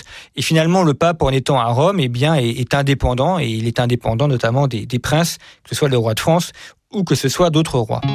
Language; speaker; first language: French; native; French